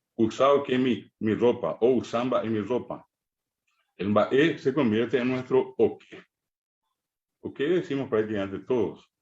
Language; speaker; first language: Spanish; non-native, local second language; Guarani